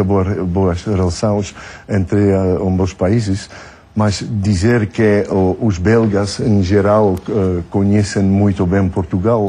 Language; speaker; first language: Portuguese; non-native, fluent; French